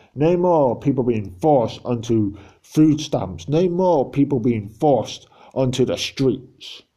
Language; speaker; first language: English; native; English